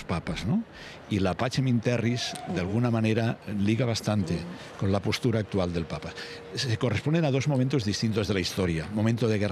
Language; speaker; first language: Spanish; native; Spanish